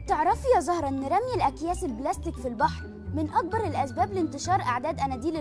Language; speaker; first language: Arabic; native; Arabic